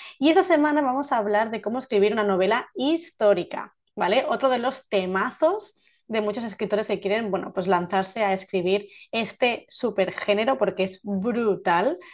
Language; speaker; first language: Spanish; native; Spanish